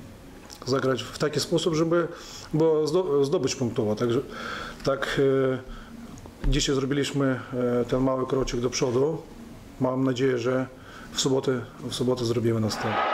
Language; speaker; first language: Polish; non-native, fluent; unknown